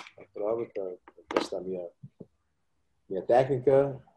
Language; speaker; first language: Portuguese; early bilingual, heritage; English